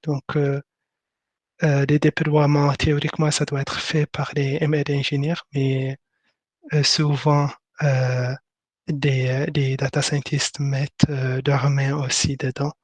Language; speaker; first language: French; non-native, local second language; Arabic